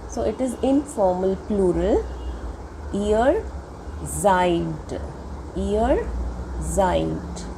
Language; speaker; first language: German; non-native, fluent; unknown